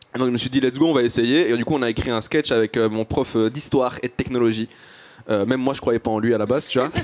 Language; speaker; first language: French; native; French